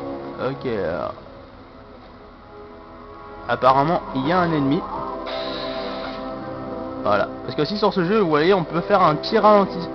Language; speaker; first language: French; native; French